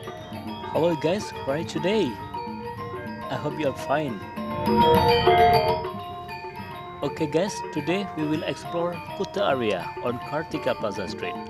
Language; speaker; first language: English; non-native, local second language; Indonesian